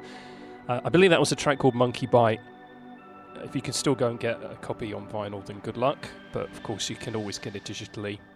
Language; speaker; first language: English; native; English